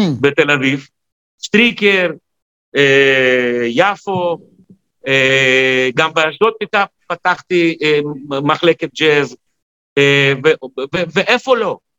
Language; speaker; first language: Hebrew; non-native, fluent; Russian